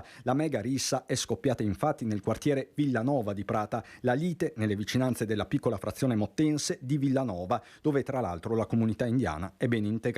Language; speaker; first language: Italian; native; Italian